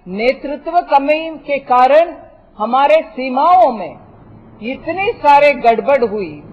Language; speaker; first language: Hindi; non-native, local second language; Tamil